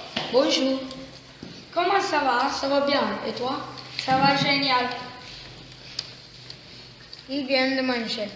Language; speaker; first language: French; non-native, learner; Italian